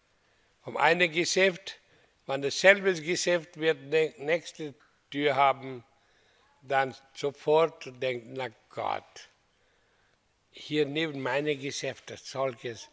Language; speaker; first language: German; non-native, fluent; Hindi